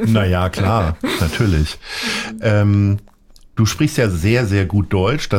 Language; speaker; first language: German; native; German